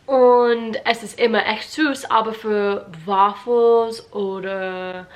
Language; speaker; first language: German; non-native, learner; English